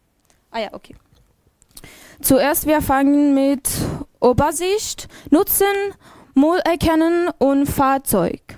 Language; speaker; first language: German; non-native, learner; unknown